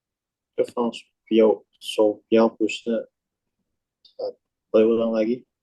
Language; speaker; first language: Chinese; non-native, learner; Indonesian